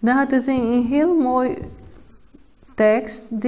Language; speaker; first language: Dutch; non-native, fluent; Portuguese